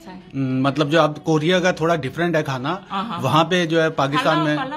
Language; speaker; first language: Urdu; native; Urdu